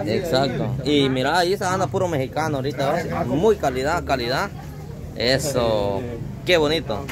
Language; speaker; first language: Spanish; native; Spanish